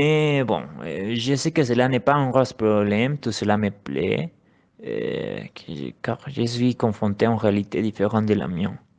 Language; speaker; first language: French; non-native, learner; Spanish